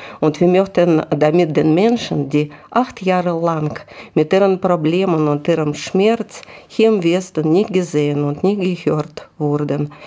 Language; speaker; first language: German; non-native, fluent; Russian